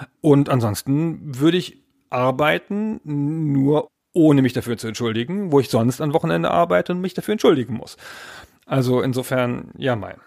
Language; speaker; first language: German; native; German